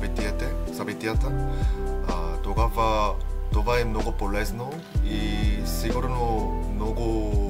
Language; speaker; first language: Bulgarian; non-native, learner; Korean